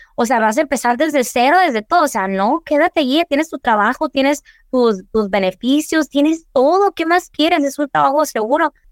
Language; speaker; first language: Spanish; early bilingual, heritage; Spanish